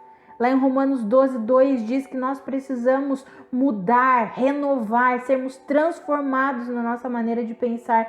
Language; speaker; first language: Portuguese; native; Portuguese